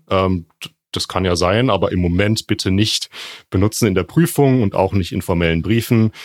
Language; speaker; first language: German; native; German